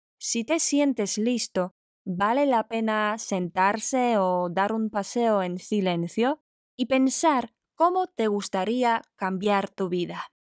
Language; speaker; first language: Spanish; non-native, fluent; Polish